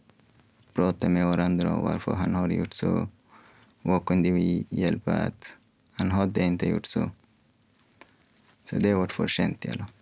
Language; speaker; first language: Swedish; non-native, fluent; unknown